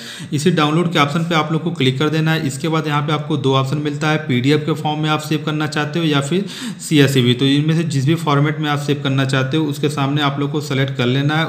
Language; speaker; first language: Hindi; native; Hindi